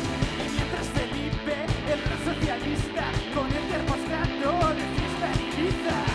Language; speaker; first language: Spanish; native; Spanish